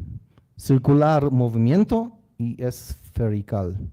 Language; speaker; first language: Spanish; non-native, learner; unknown